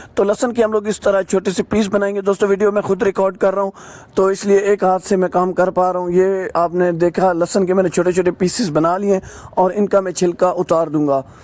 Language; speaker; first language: Urdu; non-native, local second language; Sindhi